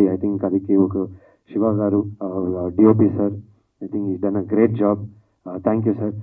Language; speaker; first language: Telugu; non-native, learner; Kannada